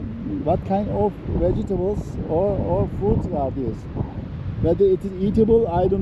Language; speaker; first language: English; non-native, learner; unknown